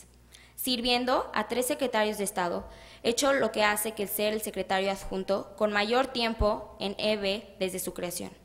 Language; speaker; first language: Spanish; native; Spanish